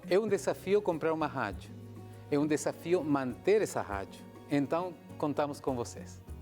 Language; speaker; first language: Portuguese; non-native, fluent; Spanish